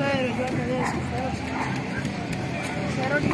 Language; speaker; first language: Spanish; native; Spanish